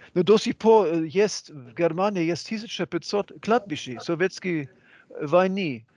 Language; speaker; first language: Russian; non-native, learner; German